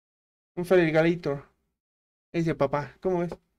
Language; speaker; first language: Spanish; native; Spanish